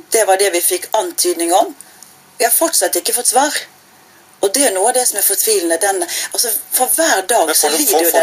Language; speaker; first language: Norwegian; native; Norwegian